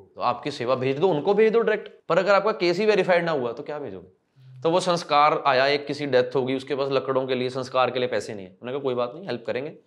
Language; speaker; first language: Hindi; non-native, local second language; Punjabi